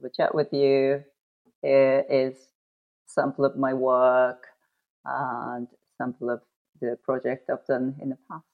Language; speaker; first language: English; non-native, fluent; Japanese